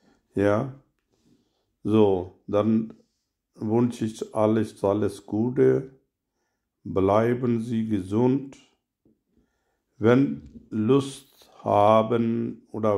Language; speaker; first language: German; non-native, learner; Urdu